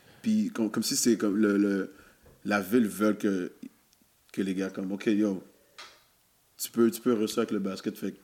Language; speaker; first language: French; non-native, local second language; English